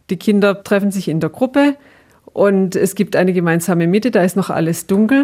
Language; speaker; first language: German; native; German